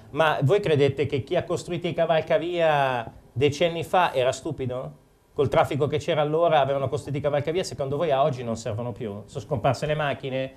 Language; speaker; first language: Italian; native; Italian